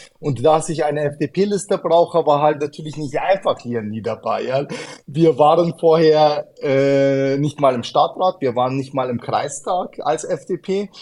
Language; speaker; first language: German; early bilingual, other home language; Arabic